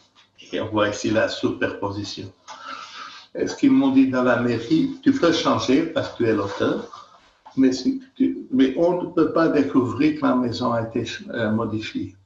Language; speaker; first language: French; non-native, fluent; Portuguese